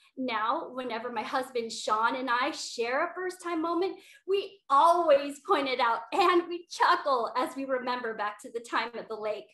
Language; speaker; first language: English; native; English